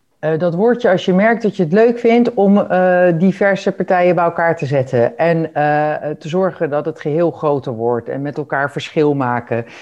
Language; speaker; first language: Dutch; native; Dutch